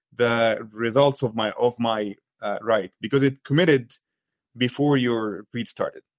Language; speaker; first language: English; non-native, fluent; Arabic